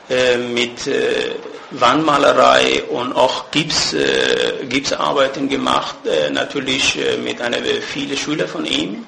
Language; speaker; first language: German; non-native, fluent; Persian